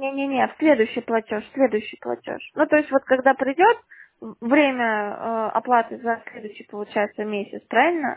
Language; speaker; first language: Russian; native; Russian